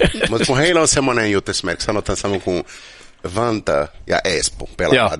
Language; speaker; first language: Finnish; non-native, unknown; Portuguese